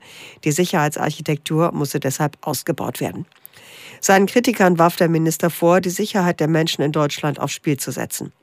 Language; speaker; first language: German; native; German